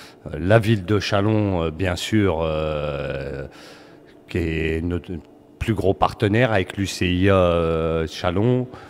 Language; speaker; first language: French; early bilingual, other home language; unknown